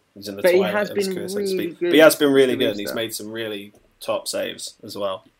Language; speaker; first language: English; native; English